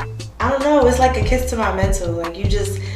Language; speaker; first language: English; native; English